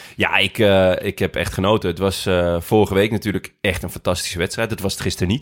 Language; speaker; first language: Dutch; native; Dutch